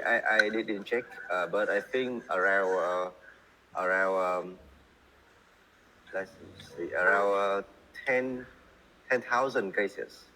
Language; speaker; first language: English; non-native, learner; Vietnamese